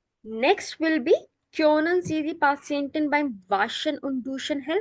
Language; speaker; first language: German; non-native, fluent; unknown